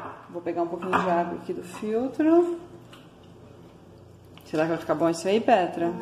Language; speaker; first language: Portuguese; native; Portuguese